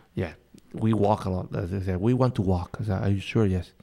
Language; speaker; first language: English; non-native, learner; Spanish